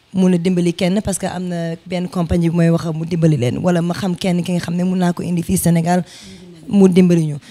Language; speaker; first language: Wolof; early bilingual, heritage; Fula